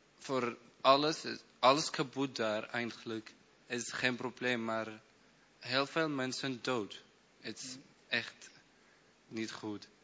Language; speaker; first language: Dutch; non-native, learner; Arabic